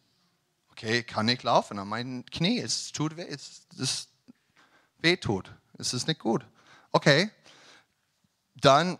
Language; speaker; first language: German; non-native, learner; English